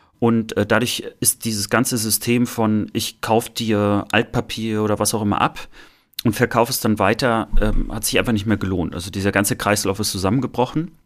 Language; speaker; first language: German; native; German